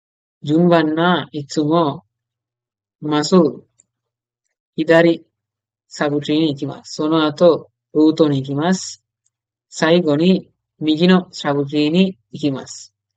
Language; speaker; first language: Japanese; non-native, fluent; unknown